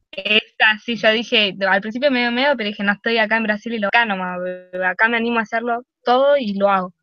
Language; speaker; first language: Spanish; native; Spanish